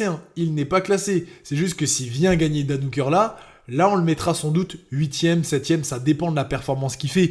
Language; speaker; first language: French; native; French